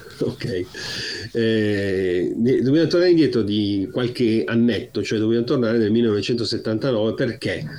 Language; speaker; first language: Italian; native; Italian